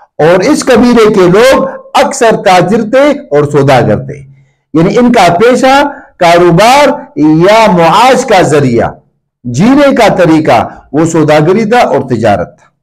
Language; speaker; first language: Urdu; non-native, local second language; Pashto